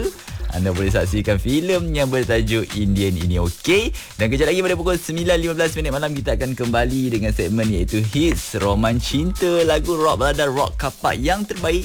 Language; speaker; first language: Malay; native; Malay